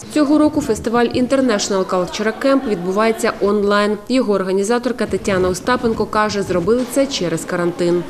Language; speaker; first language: Ukrainian; native; Ukrainian